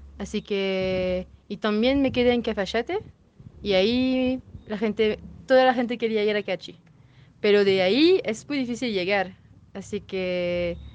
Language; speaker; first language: Spanish; non-native, fluent; French